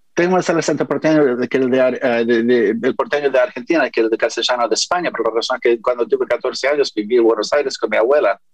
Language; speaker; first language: Spanish; early bilingual, heritage; Spanish